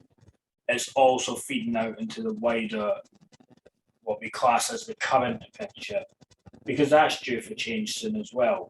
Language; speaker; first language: English; native; English